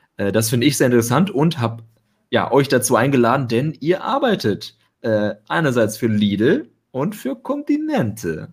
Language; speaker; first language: German; native; German